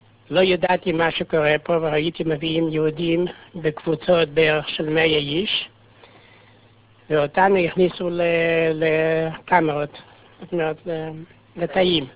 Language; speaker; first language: Hebrew; non-native, fluent; Yiddish